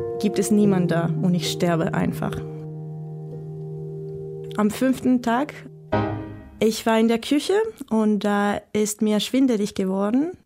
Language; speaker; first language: German; non-native, fluent; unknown